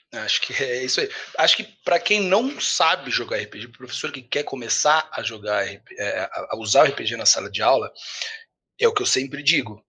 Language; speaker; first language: Portuguese; native; Portuguese